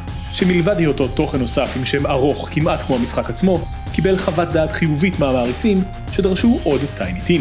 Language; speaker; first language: Hebrew; native; Hebrew